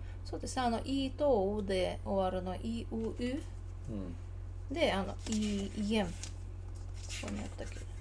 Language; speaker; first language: Japanese; non-native, learner; Tatar